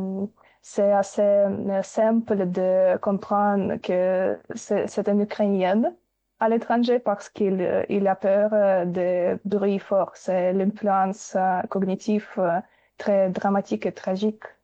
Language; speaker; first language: French; non-native, fluent; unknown